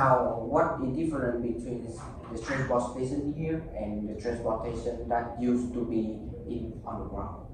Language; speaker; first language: English; non-native, learner; Vietnamese